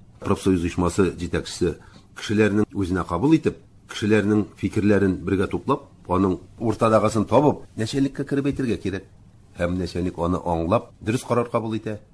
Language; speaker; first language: Tatar; native; Tatar